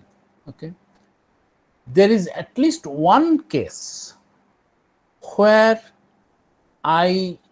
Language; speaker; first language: English; non-native, local second language; Bangla